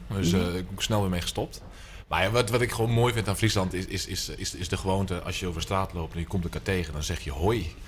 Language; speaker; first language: Dutch; native; Dutch